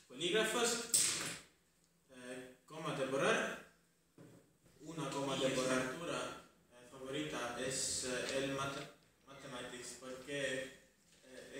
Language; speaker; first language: Spanish; non-native, learner; Estonian